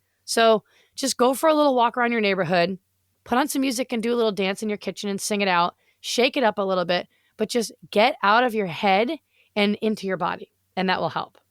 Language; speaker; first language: English; native; English